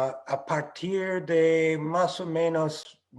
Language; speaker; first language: Spanish; non-native, fluent; English